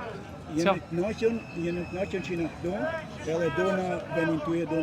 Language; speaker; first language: Albanian; non-native, learner; Italian